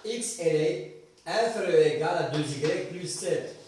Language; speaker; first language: French; non-native, local second language; Arabic